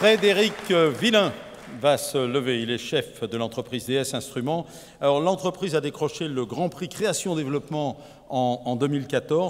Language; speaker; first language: French; native; French